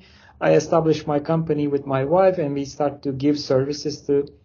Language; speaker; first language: English; non-native, fluent; Turkish